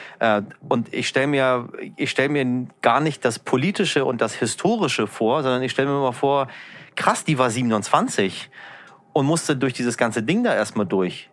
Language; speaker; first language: German; early bilingual, other home language; Persian